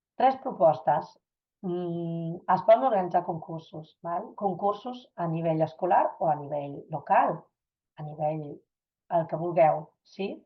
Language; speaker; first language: Catalan; non-native, fluent; German